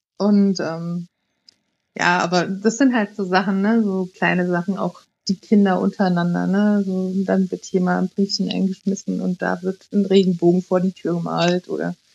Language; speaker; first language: German; early bilingual, other home language; Italian